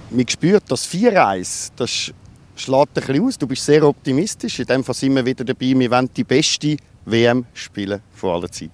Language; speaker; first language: German; native; German